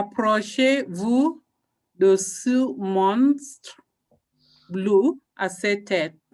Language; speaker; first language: French; non-native, learner; English